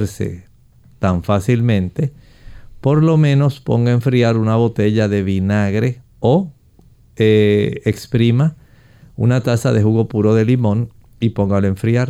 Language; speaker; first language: Spanish; native; Spanish